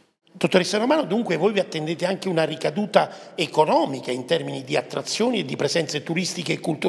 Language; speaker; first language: Italian; native; Italian